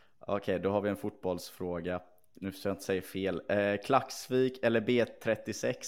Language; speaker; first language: Swedish; native; Swedish